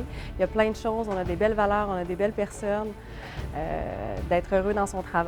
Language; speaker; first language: French; native; French